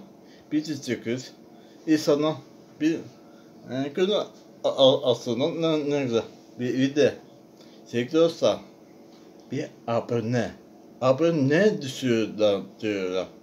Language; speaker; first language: Turkish; non-native, learner; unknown